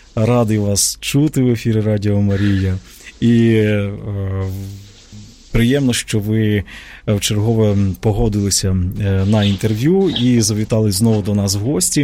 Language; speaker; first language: Ukrainian; native; Ukrainian